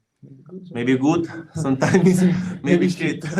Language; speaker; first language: English; non-native, learner; Italian